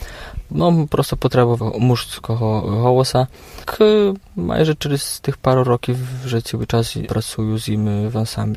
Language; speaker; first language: Ukrainian; early bilingual, heritage; Ukrainian